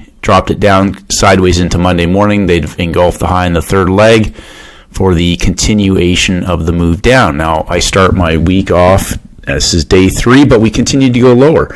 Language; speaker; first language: English; native; English